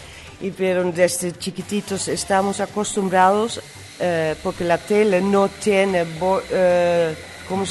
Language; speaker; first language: Spanish; non-native, fluent; Dutch